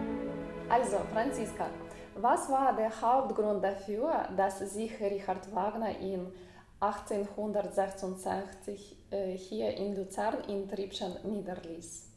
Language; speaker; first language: German; non-native, fluent; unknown